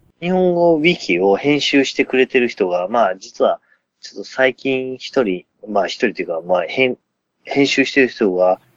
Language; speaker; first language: Japanese; native; Japanese